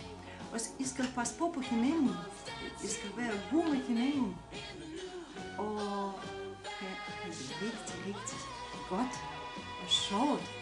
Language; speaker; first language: Danish; non-native, fluent; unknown